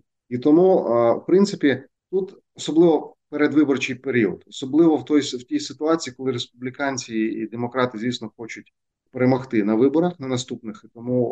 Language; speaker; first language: Ukrainian; native; Ukrainian